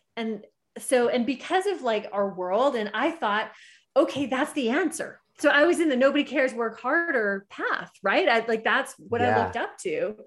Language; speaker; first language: English; native; English